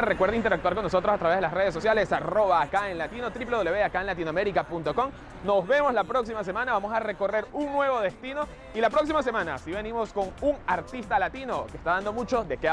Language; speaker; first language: Spanish; native; Spanish